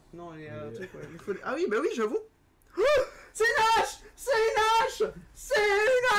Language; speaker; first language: French; native; French